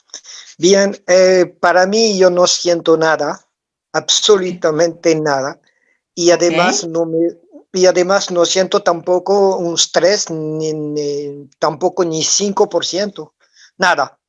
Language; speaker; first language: Spanish; non-native, learner; French